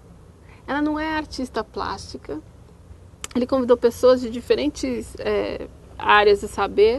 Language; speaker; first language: Portuguese; native; Portuguese